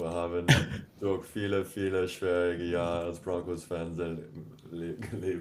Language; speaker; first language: German; non-native, learner; English